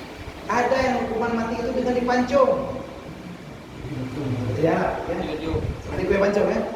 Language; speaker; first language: Indonesian; non-native, local second language; Achinese